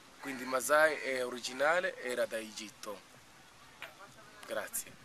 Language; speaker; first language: Italian; non-native, learner; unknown